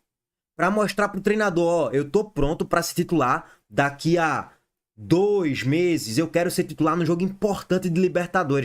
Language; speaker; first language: Portuguese; native; Portuguese